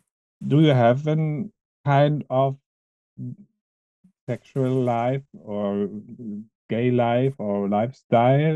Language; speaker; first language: English; non-native, fluent; German